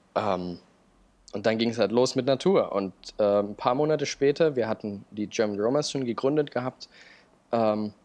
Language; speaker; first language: German; native; German